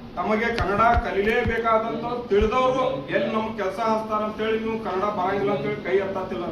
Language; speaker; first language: Kannada; non-native, local second language; Urdu